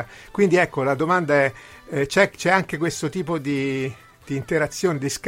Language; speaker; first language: Italian; native; Italian